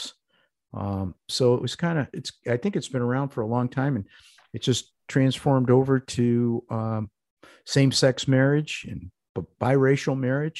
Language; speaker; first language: English; native; English